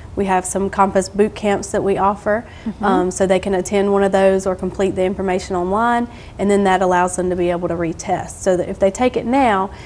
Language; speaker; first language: English; native; English